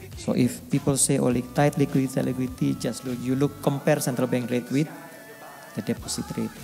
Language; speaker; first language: English; non-native, fluent; Indonesian